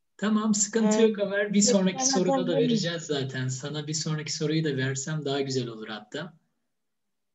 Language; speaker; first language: Turkish; native; Turkish